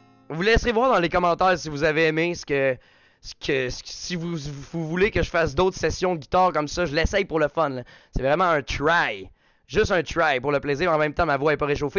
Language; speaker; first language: French; native; French